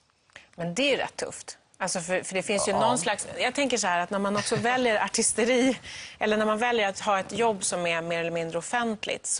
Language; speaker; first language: Swedish; native; Swedish